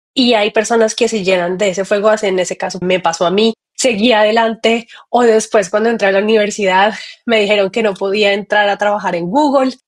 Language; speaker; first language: Spanish; native; Spanish